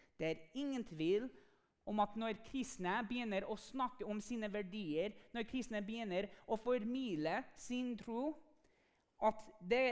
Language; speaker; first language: Norwegian; non-native, fluent; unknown